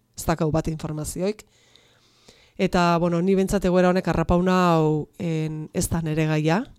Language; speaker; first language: Basque; native; Basque